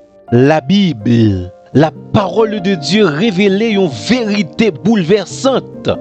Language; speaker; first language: French; non-native, local second language; Haitian Creole